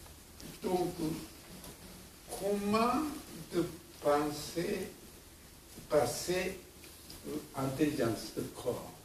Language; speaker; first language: French; non-native, learner; Japanese